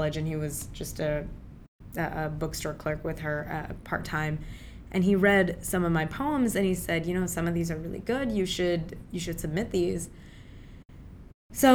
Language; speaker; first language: English; early bilingual, other home language; Urdu